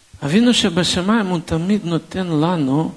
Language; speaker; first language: Hebrew; non-native, fluent; Russian